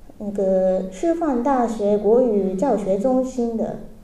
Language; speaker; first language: Chinese; non-native, learner; Japanese